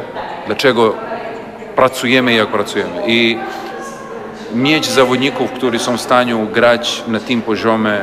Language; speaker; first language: Polish; non-native, fluent; Serbian